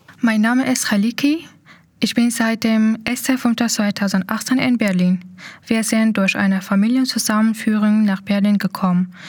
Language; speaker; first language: German; native; German